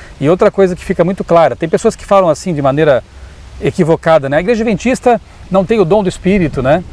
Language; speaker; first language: Portuguese; native; Portuguese